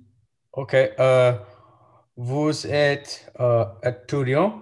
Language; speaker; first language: French; non-native, learner; English